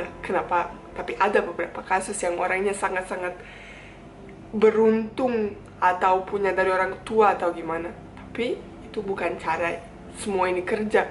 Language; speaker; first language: Indonesian; non-native, fluent; Bosnian